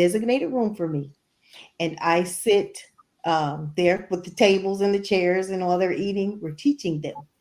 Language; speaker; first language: English; native; English